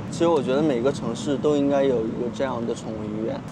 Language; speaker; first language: Chinese; native; Chinese